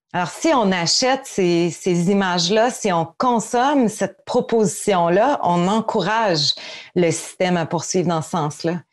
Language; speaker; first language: French; native; French